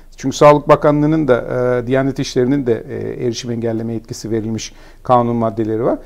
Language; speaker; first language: Turkish; native; Turkish